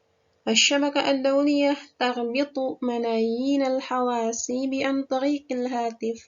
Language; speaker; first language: Arabic; non-native, fluent; Indonesian